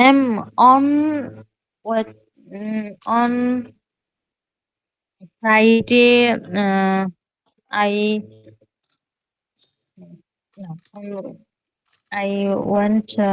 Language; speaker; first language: English; non-native, learner; Bangla